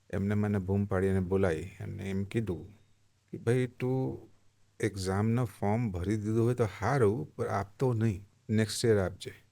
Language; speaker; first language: Gujarati; non-native, local second language; Hindi